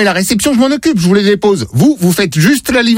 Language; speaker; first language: French; native; French